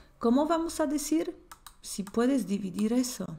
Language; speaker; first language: Spanish; non-native, fluent; Polish